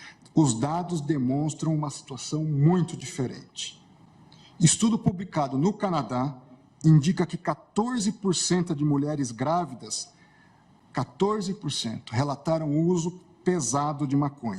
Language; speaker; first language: Portuguese; native; Portuguese